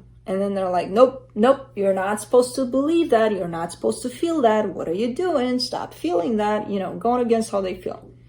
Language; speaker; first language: English; native; English